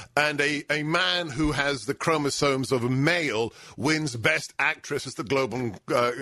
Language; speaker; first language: English; native; English